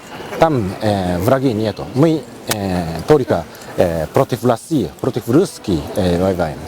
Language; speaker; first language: Russian; non-native, learner; Japanese